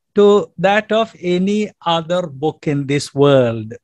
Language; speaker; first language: English; non-native, local second language; Malayalam